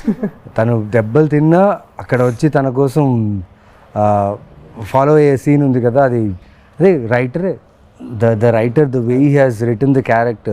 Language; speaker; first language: Telugu; native; Telugu